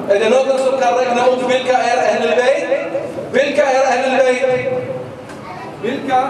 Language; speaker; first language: Swedish; early bilingual, other home language; Arabic